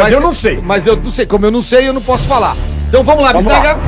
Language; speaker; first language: Portuguese; native; Portuguese